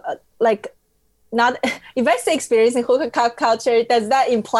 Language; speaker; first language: English; non-native, fluent; Chinese